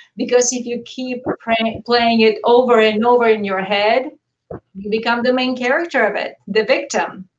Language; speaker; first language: English; non-native, fluent; Bulgarian